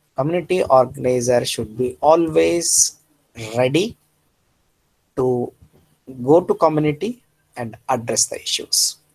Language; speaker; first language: English; non-native, local second language; Kannada